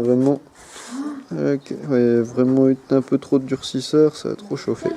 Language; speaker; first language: French; native; French